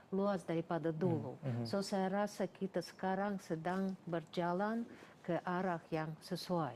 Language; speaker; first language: Malay; non-native, fluent; Russian